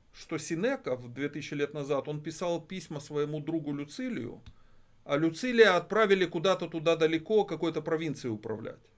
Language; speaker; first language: Russian; native; Russian